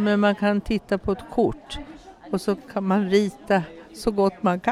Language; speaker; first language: Swedish; native; Swedish